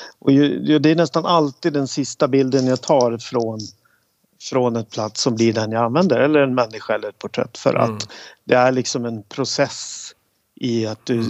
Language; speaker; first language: Swedish; native; Swedish